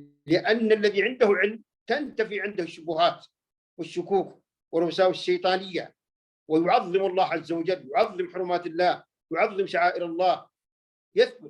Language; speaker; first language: Arabic; native; Arabic